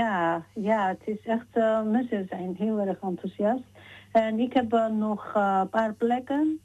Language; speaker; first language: Dutch; non-native, learner; Georgian